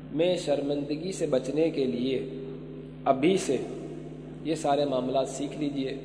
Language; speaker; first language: Urdu; native; Urdu